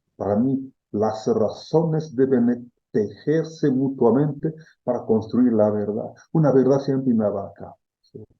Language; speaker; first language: Spanish; non-native, fluent; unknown